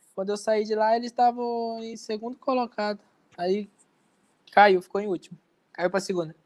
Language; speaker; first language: Portuguese; native; Portuguese